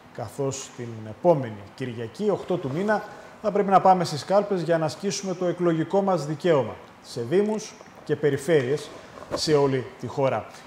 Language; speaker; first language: Greek; native; Greek